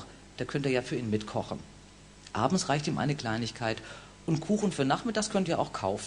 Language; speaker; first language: German; native; German